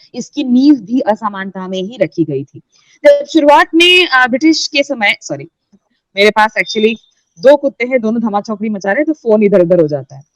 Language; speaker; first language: Hindi; non-native, local second language; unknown